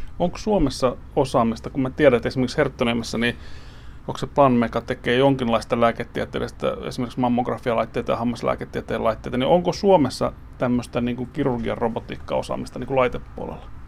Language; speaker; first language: Finnish; native; Finnish